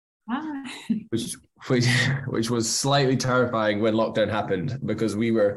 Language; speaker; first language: English; native; English